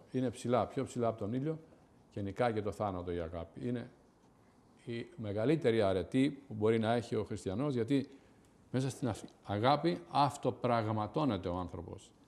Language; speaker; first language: Greek; native; Greek